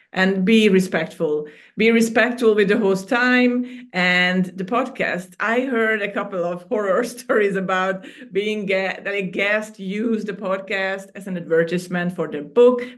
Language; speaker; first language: English; non-native, fluent; Hungarian